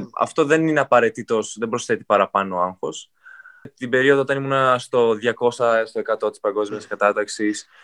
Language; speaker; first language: Greek; native; Greek